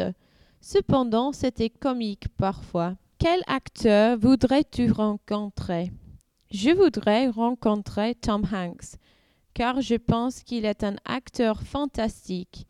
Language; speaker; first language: French; non-native, learner; English